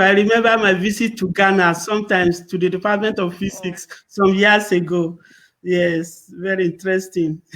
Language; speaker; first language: English; non-native, local second language; Yoruba